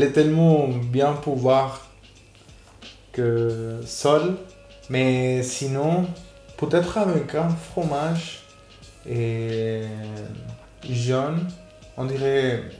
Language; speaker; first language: French; non-native, fluent; Spanish